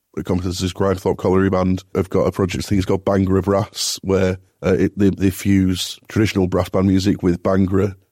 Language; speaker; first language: English; native; English